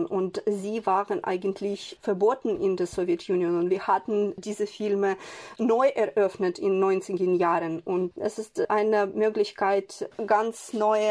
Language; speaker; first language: German; non-native, fluent; Ukrainian